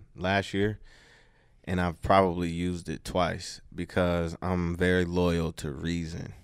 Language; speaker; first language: English; native; English